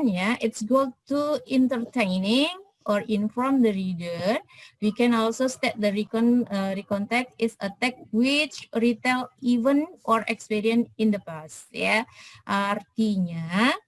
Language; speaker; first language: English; non-native, fluent; Indonesian